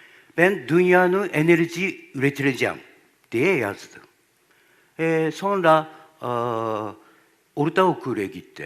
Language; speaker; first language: Turkish; non-native, learner; Japanese